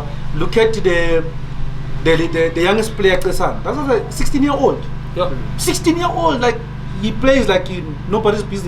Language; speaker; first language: English; non-native, local second language; Zulu